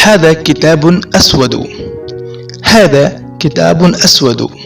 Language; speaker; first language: Arabic; non-native, fluent; Urdu